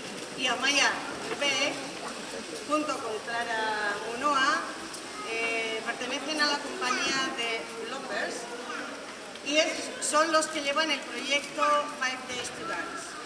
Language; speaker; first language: Spanish; native; Spanish